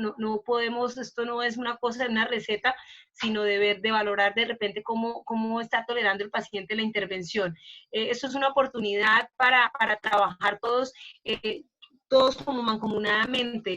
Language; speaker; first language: Spanish; native; Spanish